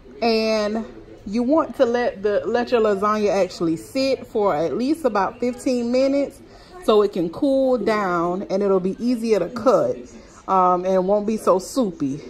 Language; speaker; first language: English; native; English